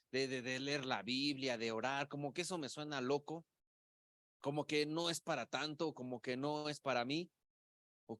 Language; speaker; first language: Spanish; native; Spanish